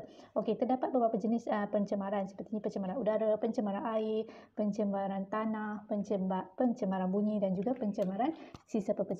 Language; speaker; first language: Malay; native; Malay